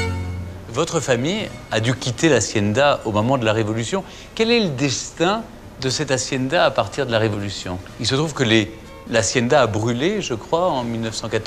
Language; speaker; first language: French; native; French